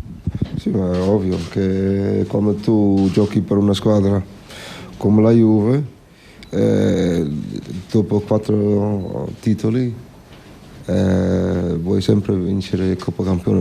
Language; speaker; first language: Italian; non-native, fluent; Dutch